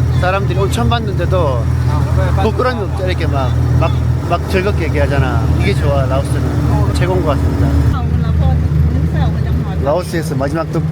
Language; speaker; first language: Korean; native; Korean